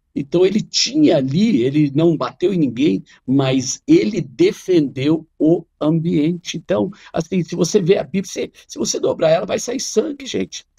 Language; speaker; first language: Portuguese; non-native, fluent; Arabic